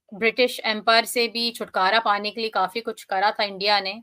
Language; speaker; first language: Hindi; early bilingual, heritage; Hindi